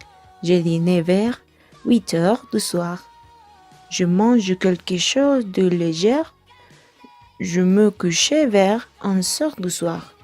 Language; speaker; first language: French; non-native, learner; Spanish